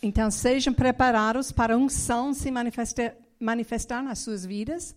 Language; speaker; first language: Portuguese; non-native, fluent; English